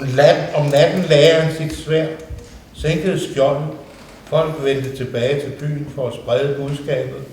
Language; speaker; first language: Danish; native; Danish